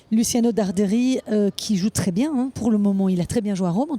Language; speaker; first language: French; native; French